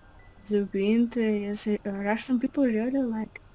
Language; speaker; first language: English; non-native, learner; Russian